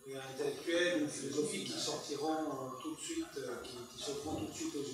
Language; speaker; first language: French; native; French